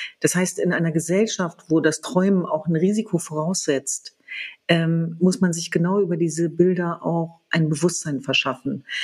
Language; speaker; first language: German; early bilingual, other home language; Kurdish